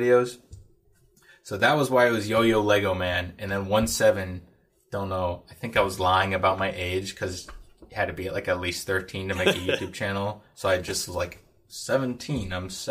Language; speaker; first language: English; native; English